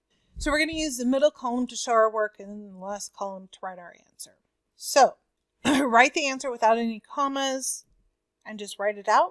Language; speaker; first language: English; native; English